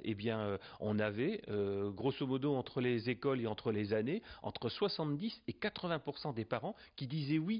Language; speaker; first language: French; native; French